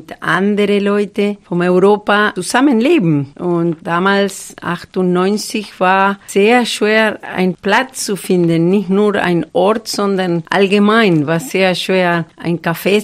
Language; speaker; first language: German; non-native, fluent; Spanish